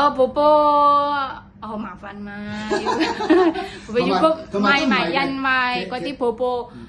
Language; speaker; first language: Cantonese; non-native, learner; Indonesian